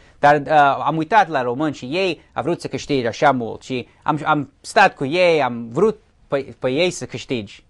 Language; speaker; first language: Romanian; early bilingual, heritage; Romanian